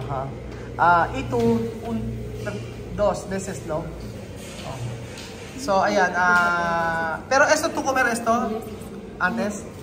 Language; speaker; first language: Spanish; non-native, learner; Filipino